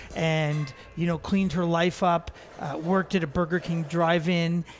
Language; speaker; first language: English; native; English